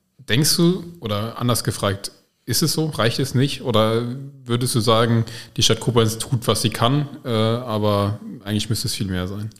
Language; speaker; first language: German; native; German